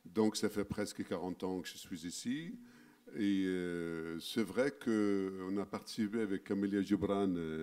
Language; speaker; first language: French; non-native, fluent; Arabic